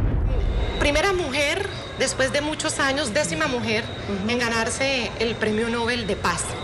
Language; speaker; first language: Spanish; native; Spanish